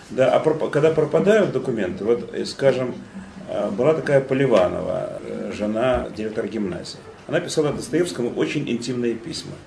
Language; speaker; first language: Russian; native; Russian